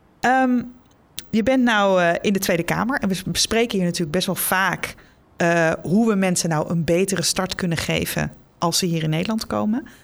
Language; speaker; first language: Dutch; native; Dutch